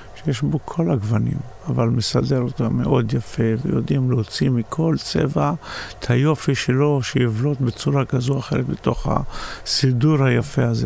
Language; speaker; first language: Hebrew; non-native, local second language; Arabic